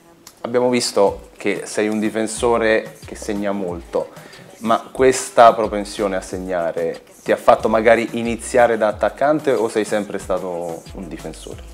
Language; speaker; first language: Italian; native; Italian